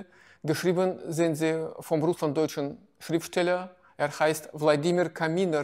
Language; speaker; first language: German; non-native, fluent; Russian